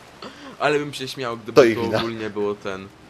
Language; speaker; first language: Polish; native; Polish